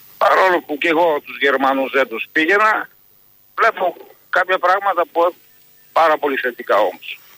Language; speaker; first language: Greek; native; Greek